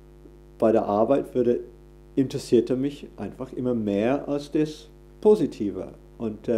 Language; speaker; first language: German; non-native, fluent; English